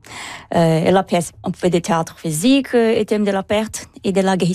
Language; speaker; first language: French; non-native, learner; Portuguese